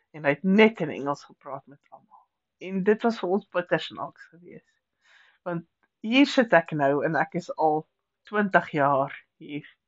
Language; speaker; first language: Afrikaans; native; Afrikaans